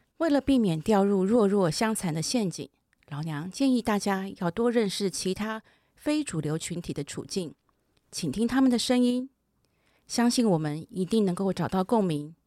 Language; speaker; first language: Chinese; native; Chinese